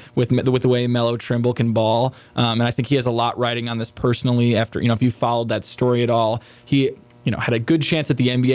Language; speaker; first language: English; native; English